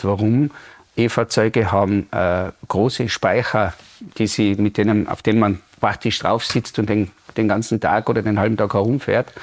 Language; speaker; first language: German; native; German